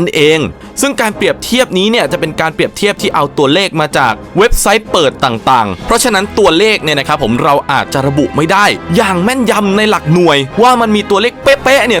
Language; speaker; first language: Thai; native; Thai